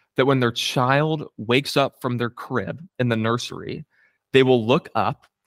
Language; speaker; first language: English; native; English